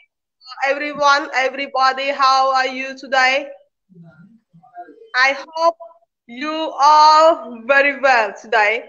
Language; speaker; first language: English; non-native, learner; Khmer